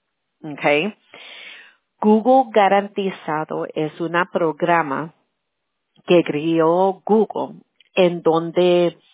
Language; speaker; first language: Spanish; early bilingual, heritage; Spanish